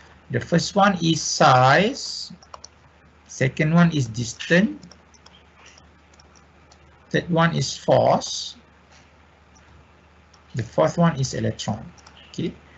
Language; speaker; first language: English; non-native, local second language; Malay